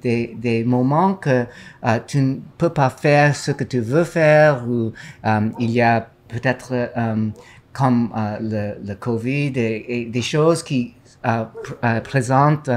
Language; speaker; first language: French; non-native, learner; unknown